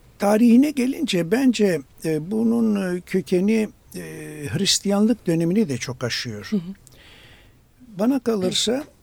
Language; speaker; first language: Turkish; non-native, local second language; Greek